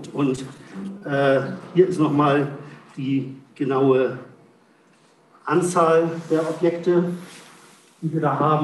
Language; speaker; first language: German; native; German